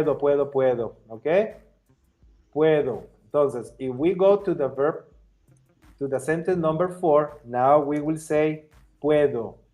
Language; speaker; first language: Spanish; non-native, fluent; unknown